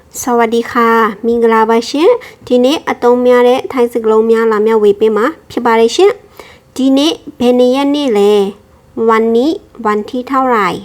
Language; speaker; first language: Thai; non-native, fluent; Burmese